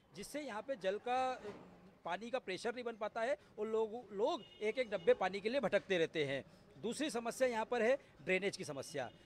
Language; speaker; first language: Hindi; native; Hindi